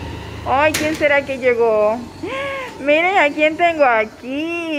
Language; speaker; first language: Spanish; native; Spanish